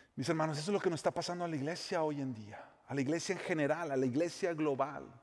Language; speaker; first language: Spanish; native; Spanish